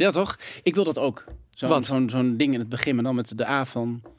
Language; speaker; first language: Dutch; native; Dutch